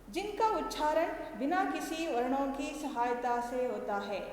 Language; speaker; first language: Hindi; non-native, local second language; Kannada